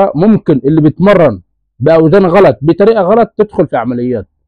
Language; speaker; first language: Arabic; native; Arabic